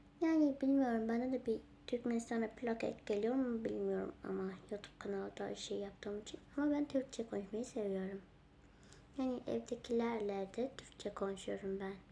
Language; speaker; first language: Turkish; early bilingual, heritage; Turkmen